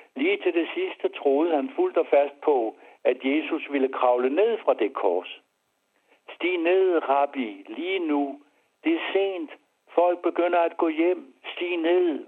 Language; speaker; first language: Danish; early bilingual, other home language; French